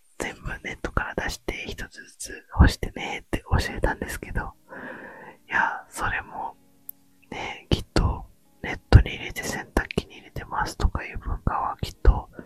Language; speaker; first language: Japanese; native; Japanese